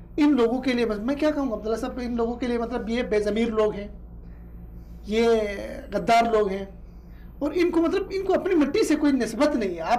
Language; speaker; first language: Urdu; non-native, local second language; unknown